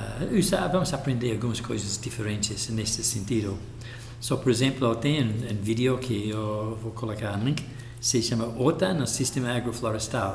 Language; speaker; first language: Portuguese; non-native, local second language; English